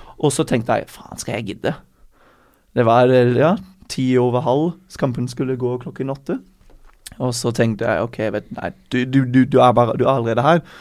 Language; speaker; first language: Norwegian; non-native, fluent; German